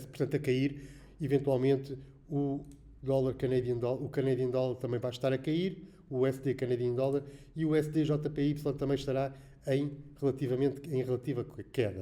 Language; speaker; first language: Portuguese; native; Portuguese